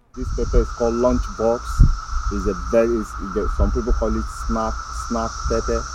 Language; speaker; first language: English; non-native, local second language; Yoruba